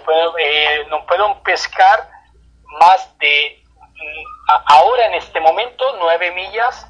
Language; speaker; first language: Spanish; non-native, fluent; Italian